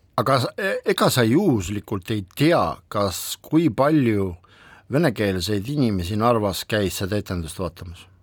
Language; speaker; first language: Estonian; non-native, local second language; Russian